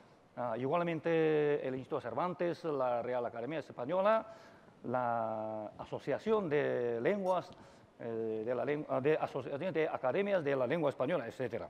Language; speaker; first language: Spanish; non-native, fluent; Chinese